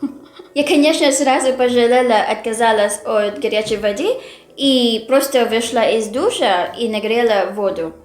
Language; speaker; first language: Russian; non-native, learner; Filipino